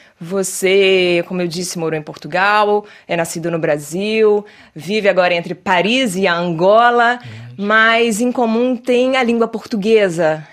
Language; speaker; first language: Portuguese; native; Portuguese